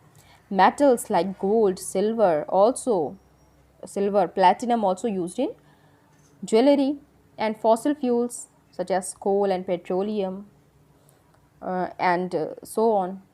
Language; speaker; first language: English; non-native, local second language; Hindi